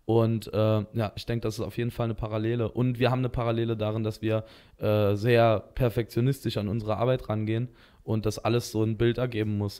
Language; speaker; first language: German; native; German